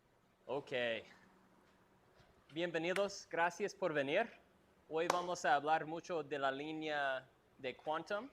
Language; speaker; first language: Spanish; non-native, fluent; English